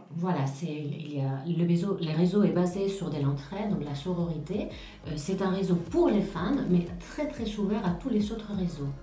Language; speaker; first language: French; non-native, fluent; Spanish